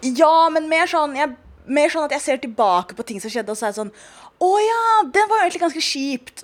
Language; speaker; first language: Norwegian; early bilingual, other home language; Somali